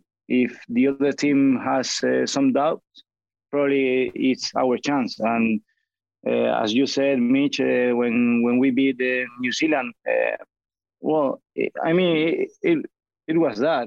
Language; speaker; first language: English; non-native, fluent; Spanish